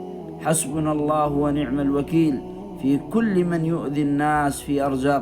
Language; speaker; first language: Arabic; native; Arabic